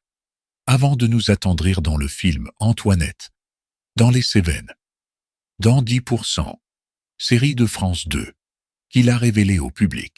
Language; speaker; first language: French; native; French